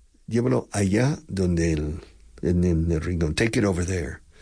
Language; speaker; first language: Spanish; non-native, fluent; English